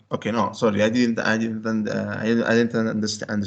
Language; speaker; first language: English; non-native, learner; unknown